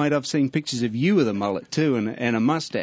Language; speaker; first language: English; native; English